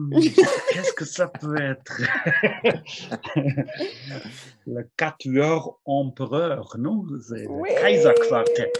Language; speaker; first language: French; non-native, fluent; German